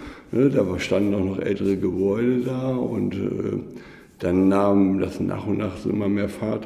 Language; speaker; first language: German; native; German